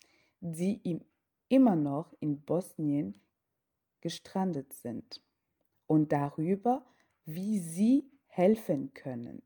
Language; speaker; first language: German; non-native, fluent; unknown